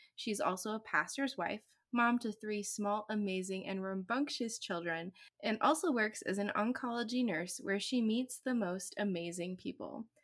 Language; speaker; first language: English; native; English